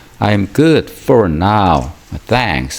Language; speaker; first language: English; non-native, learner; Korean